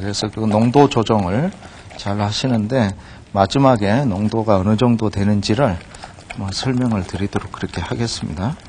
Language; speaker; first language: Korean; native; Korean